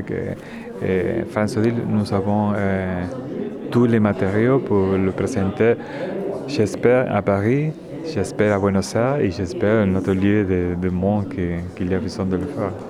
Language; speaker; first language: French; non-native, learner; Spanish